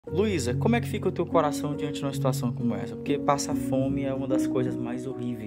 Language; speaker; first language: Portuguese; native; Portuguese